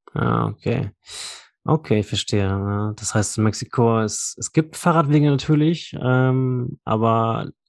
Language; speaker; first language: German; native; German